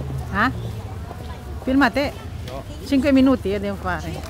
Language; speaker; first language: Italian; non-native, learner; Filipino